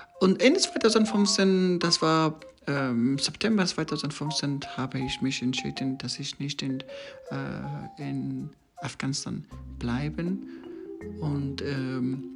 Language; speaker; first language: German; non-native, learner; Persian